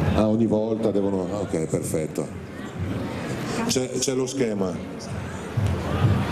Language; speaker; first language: Italian; native; Italian